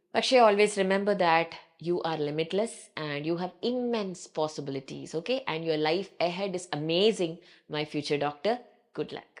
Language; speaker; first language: English; non-native, local second language; Malayalam